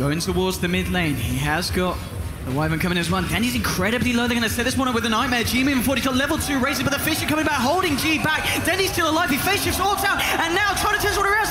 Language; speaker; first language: English; native; English